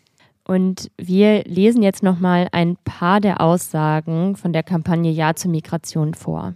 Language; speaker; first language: German; native; German